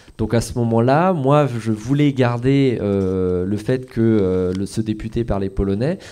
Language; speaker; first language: French; native; French